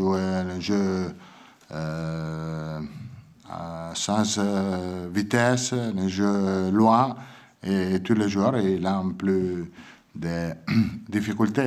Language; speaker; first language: French; non-native, learner; Italian